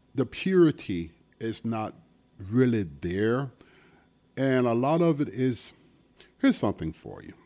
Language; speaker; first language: English; native; English